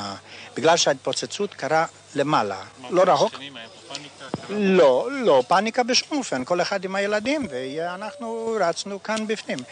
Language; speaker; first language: Hebrew; non-native, fluent; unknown